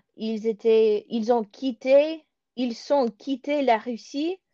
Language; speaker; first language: French; non-native, learner; English